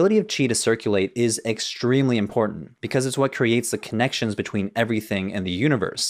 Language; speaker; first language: English; native; English